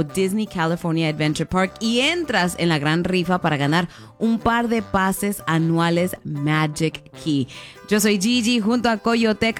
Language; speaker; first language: Spanish; native; Spanish